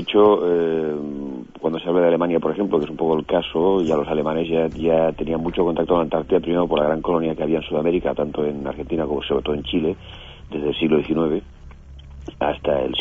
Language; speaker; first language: Spanish; native; Spanish